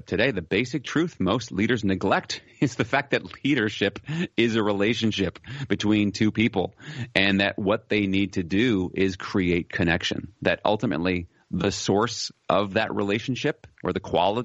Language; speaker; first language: English; native; English